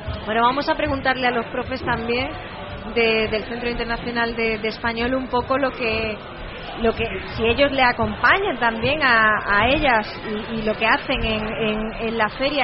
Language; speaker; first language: Spanish; native; Spanish